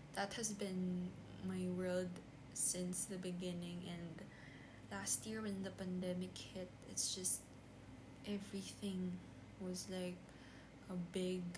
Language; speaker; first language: English; non-native, local second language; Filipino